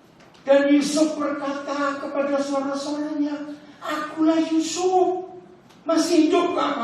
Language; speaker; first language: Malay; non-native, local second language; Javanese